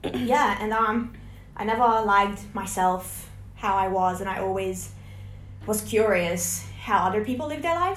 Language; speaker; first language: English; non-native, fluent; Hungarian